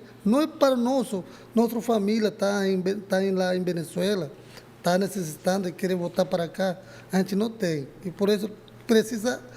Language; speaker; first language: Portuguese; non-native, learner; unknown